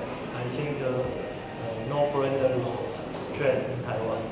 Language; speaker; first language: English; non-native, learner; Chinese